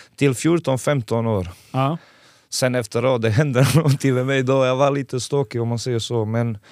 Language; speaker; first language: Swedish; non-native, fluent; Serbian